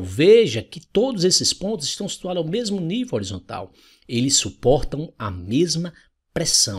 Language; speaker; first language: Portuguese; native; Portuguese